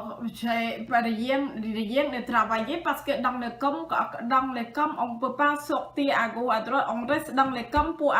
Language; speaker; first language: French; non-native, learner; Khmer